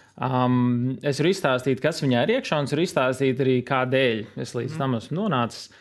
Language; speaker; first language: Latvian; native; Latvian